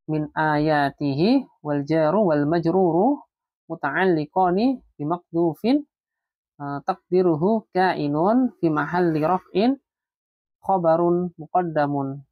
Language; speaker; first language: Arabic; non-native, fluent; Indonesian